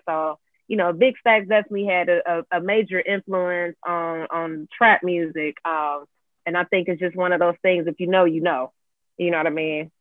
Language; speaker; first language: English; native; English